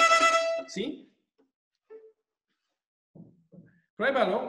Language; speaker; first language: Spanish; non-native, fluent; German